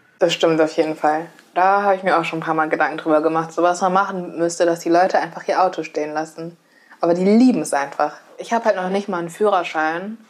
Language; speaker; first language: German; native; German